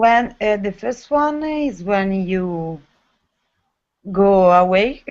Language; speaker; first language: English; non-native, learner; Italian